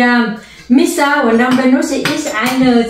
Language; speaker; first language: German; non-native, learner; Vietnamese